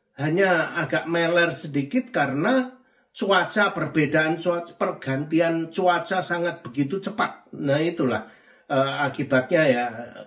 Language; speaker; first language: Indonesian; native; Indonesian